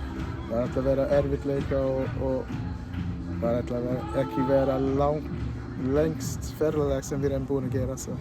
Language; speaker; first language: Icelandic; non-native, learner; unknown